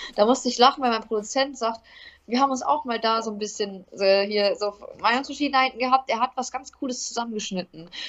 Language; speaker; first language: German; native; German